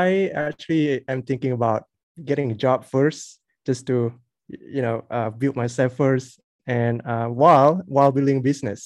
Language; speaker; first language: English; non-native, local second language; Malay